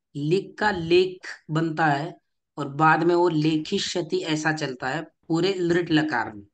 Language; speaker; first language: Hindi; non-native, local second language; Marathi